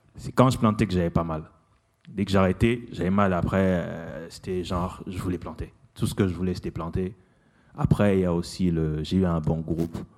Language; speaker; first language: French; non-native, local second language; Lingala